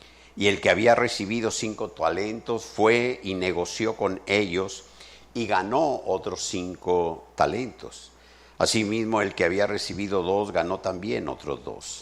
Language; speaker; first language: Spanish; native; Spanish